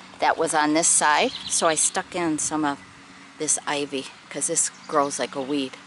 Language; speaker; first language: English; native; English